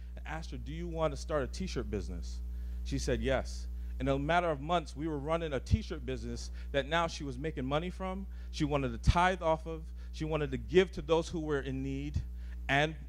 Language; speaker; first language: English; native; English